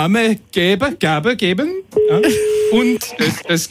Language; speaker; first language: German; non-native, local second language; French